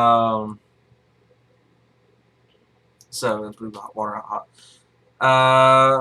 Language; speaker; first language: English; native; English